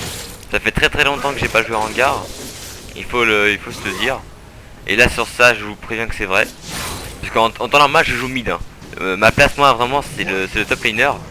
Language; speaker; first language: French; native; French